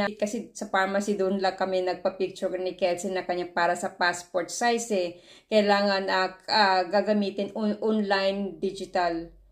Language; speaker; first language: Filipino; native; Filipino